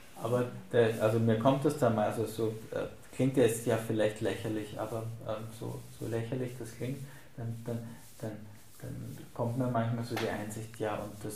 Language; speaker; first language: German; native; German